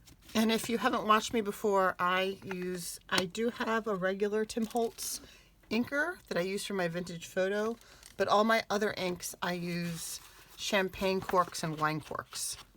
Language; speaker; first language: English; native; English